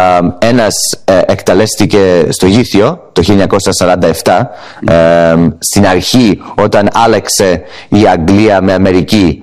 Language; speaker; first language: Greek; early bilingual, heritage; English